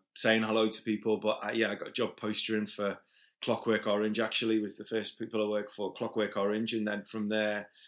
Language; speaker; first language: English; native; English